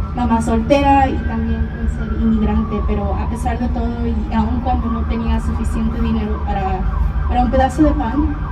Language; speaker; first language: Spanish; early bilingual, heritage; Spanish